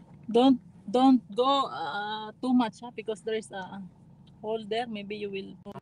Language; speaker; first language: English; non-native, local second language; Filipino